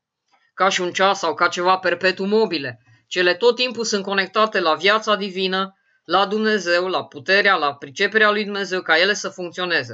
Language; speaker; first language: Romanian; native; Romanian